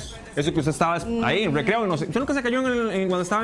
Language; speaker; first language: Spanish; native; Spanish